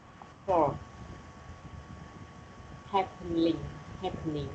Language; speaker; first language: English; non-native, learner; Vietnamese